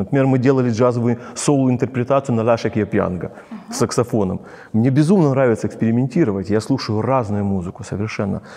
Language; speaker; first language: Russian; non-native, local second language; Ukrainian